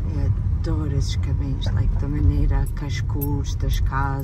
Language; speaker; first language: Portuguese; early bilingual, heritage; English